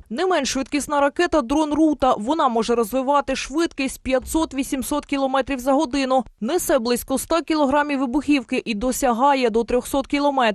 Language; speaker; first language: Ukrainian; native; Ukrainian